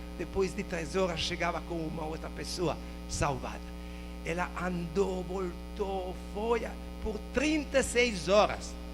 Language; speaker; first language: Portuguese; non-native, fluent; Italian